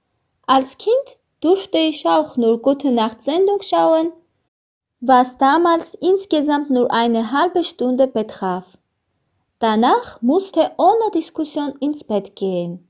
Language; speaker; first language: German; non-native, learner; Armenian